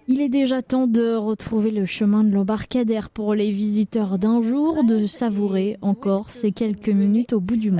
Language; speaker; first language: French; native; French